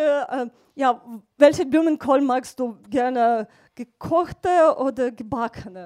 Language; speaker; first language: German; non-native, fluent; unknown